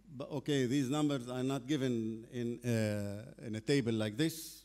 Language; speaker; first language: English; non-native, fluent; Arabic